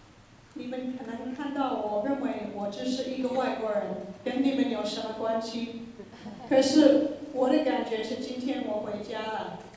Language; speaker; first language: Chinese; early bilingual, other home language; English